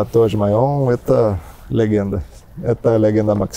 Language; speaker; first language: Russian; non-native, learner; Portuguese